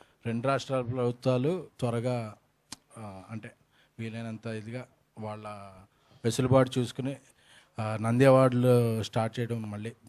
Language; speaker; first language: Telugu; native; Telugu